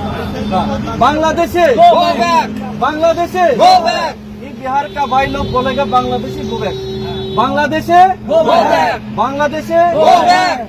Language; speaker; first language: Hindi; non-native, local second language; Kok Borok